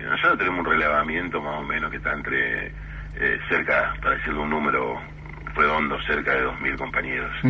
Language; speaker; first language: Spanish; native; Spanish